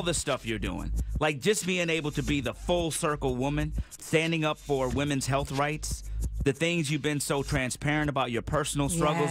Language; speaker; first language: English; native; English